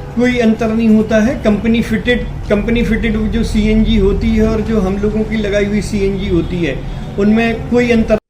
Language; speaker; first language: Hindi; native; Hindi